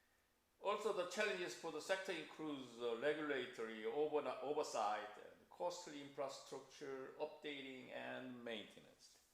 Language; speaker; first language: English; non-native, fluent; Korean